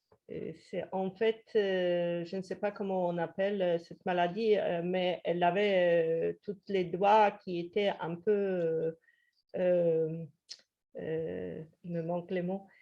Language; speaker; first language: French; non-native, fluent; Polish